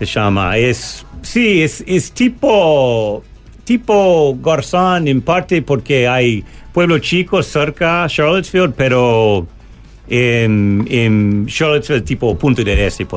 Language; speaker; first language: Spanish; non-native, learner; English